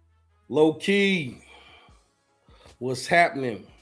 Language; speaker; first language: English; native; English